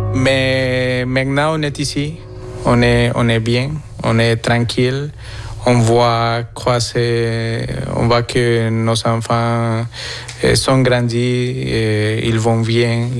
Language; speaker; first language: French; non-native, fluent; Spanish